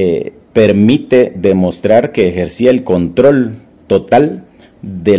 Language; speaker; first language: Spanish; native; Spanish